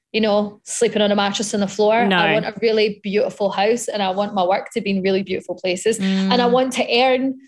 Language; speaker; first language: English; native; English